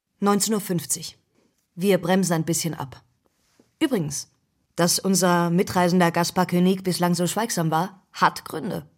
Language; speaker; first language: German; native; German